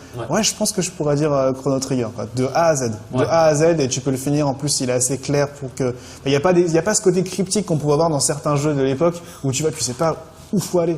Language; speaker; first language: French; native; French